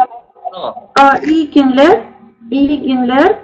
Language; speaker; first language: Turkish; non-native, learner; Russian